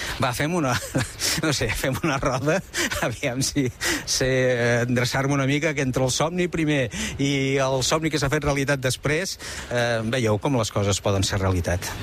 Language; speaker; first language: Catalan; native; Catalan